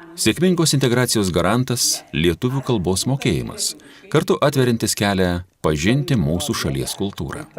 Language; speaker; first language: Lithuanian; native; Lithuanian